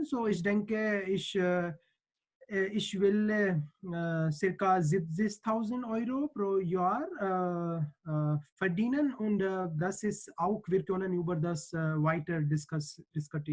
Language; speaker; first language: German; non-native, learner; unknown